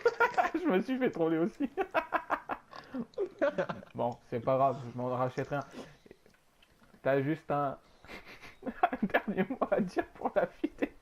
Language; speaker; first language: French; native; French